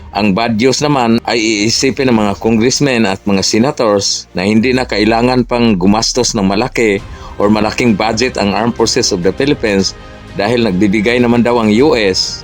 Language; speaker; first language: Filipino; non-native, local second language; Cebuano